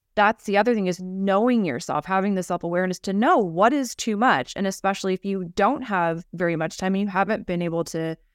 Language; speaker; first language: English; native; English